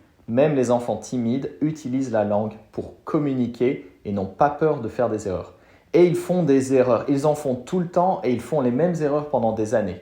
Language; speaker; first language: French; native; French